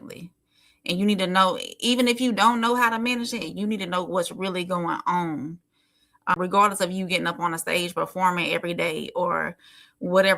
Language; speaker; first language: English; native; English